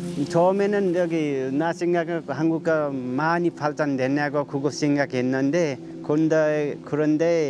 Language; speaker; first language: Korean; non-native, learner; Nepali